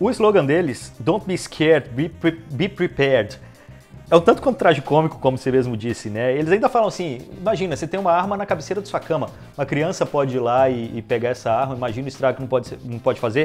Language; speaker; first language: Portuguese; native; Portuguese